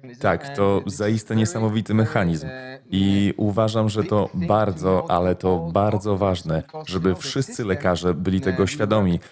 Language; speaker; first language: Polish; native; Polish